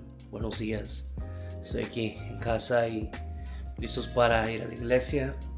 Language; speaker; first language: Spanish; early bilingual, heritage; Spanish